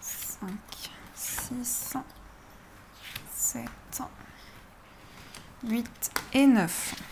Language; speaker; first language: French; native; French